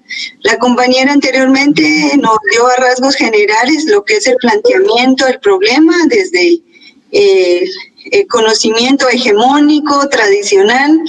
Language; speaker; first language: Spanish; native; Spanish